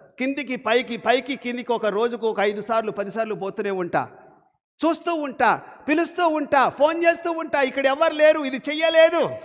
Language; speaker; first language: Telugu; non-native, local second language; Lambadi